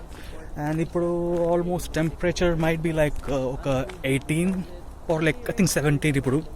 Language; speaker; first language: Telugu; non-native, local second language; Tamil